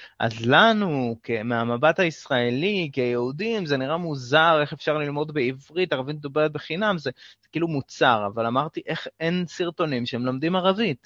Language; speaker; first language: Hebrew; native; Hebrew